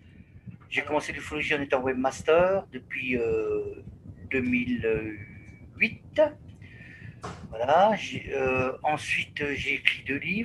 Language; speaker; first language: French; native; French